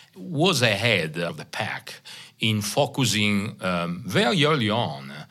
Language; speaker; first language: English; non-native, fluent; Italian